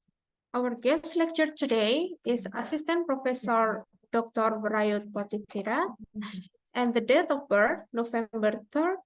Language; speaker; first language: English; non-native, fluent; Indonesian